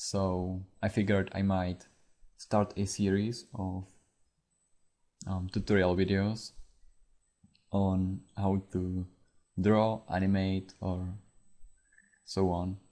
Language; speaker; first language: English; non-native, fluent; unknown